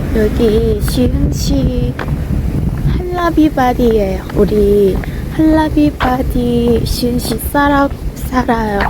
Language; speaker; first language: Korean; non-native, learner; Hmong